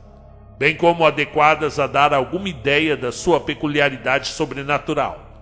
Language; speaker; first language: Portuguese; native; Portuguese